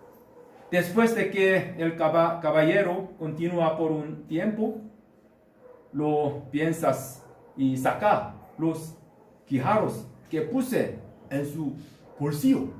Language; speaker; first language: Spanish; non-native, learner; Korean